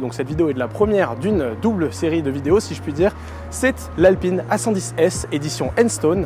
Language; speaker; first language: French; native; French